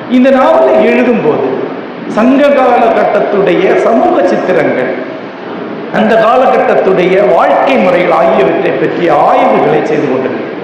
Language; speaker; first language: Tamil; non-native, local second language; Malayalam